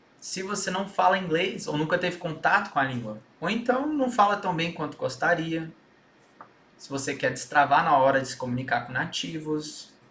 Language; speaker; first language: Portuguese; early bilingual, heritage; Portuguese